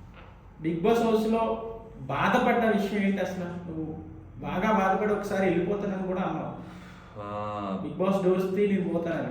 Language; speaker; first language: Telugu; native; Telugu